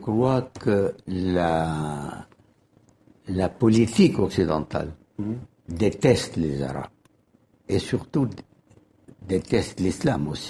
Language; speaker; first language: French; non-native, fluent; Arabic